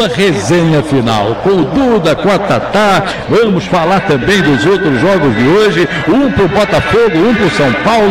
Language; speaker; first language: Portuguese; native; Portuguese